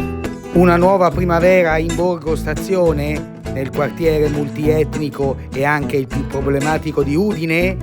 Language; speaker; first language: Italian; native; Italian